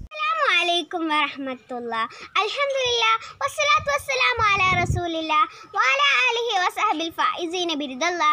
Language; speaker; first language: Arabic; non-native, learner; Malayalam